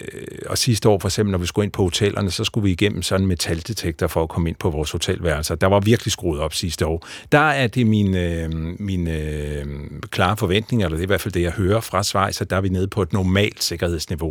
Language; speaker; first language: Danish; native; Danish